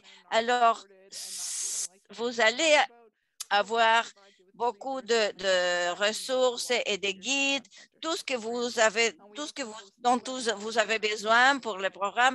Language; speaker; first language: French; non-native, fluent; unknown